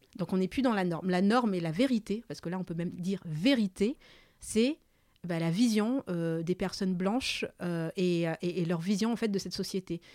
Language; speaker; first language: French; early bilingual, other home language; Malagasy